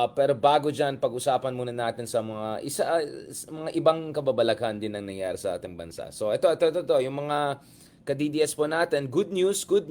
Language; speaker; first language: Filipino; native; Filipino